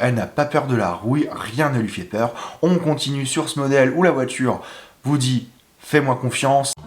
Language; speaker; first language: French; native; French